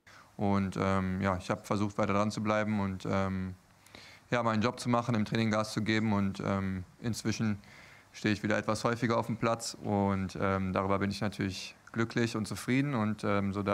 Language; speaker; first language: German; native; German